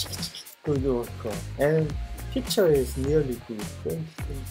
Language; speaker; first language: English; non-native, learner; Korean